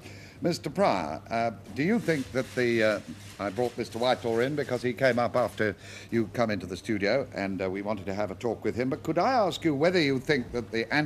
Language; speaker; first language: English; native; English